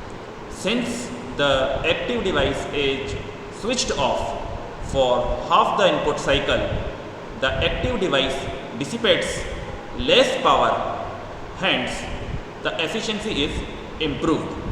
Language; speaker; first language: English; non-native, local second language; Hindi